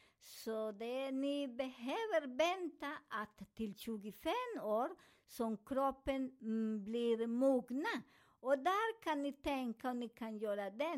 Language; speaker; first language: Swedish; non-native, fluent; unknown